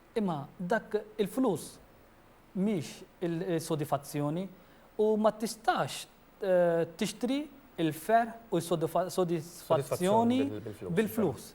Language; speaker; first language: Maltese; non-native, fluent; Urdu